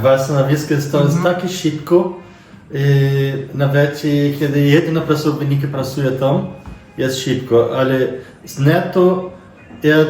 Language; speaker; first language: Polish; non-native, learner; Portuguese